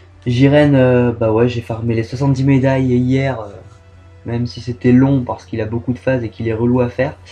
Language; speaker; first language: French; native; French